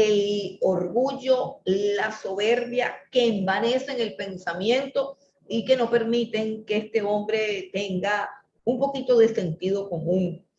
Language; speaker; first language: Spanish; native; Spanish